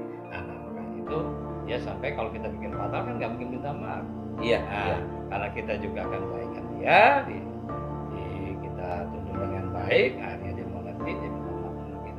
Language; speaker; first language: Indonesian; native; Indonesian